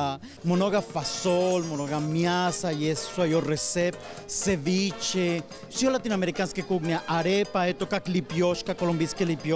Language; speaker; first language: Ukrainian; non-native, learner; Spanish